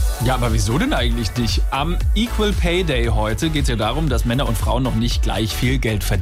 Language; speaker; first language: German; native; German